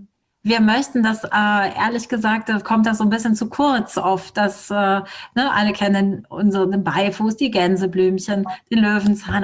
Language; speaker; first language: German; native; German